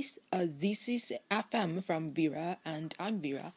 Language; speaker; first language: English; non-native, fluent; Chinese